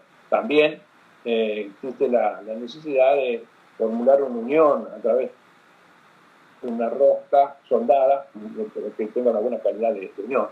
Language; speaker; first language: Spanish; native; Spanish